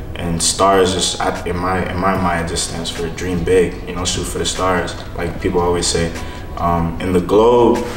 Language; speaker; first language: English; non-native, fluent; Haitian Creole